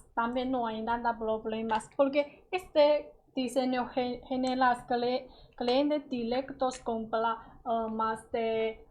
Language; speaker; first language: Spanish; non-native, learner; Chinese